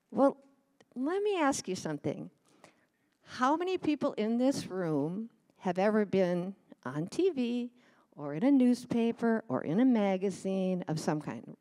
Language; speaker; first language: English; native; English